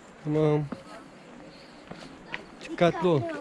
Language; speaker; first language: Turkish; native; Turkish